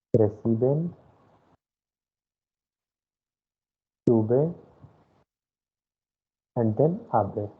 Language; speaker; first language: Spanish; non-native, fluent; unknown